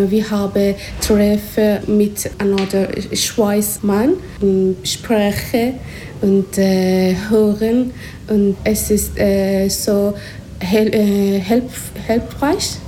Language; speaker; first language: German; non-native, learner; English